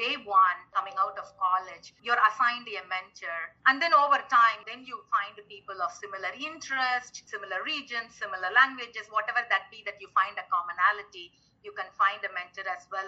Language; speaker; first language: English; non-native, local second language; Tamil